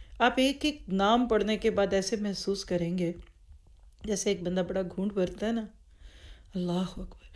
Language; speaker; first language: Urdu; native; Urdu